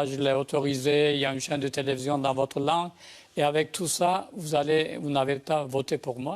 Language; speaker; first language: French; native; French